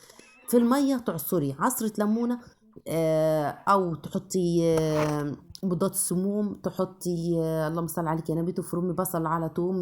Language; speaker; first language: Arabic; native; Arabic